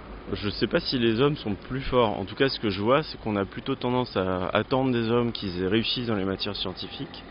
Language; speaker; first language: French; native; French